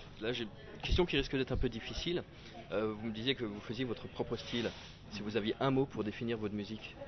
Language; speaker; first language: French; native; French